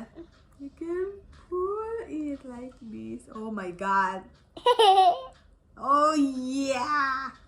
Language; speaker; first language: English; non-native, learner; Indonesian